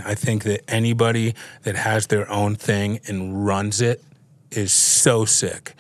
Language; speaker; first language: English; native; English